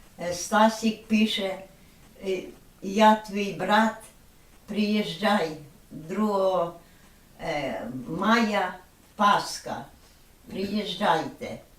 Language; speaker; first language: Ukrainian; native; Ukrainian